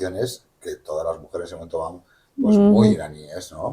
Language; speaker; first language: Spanish; native; Spanish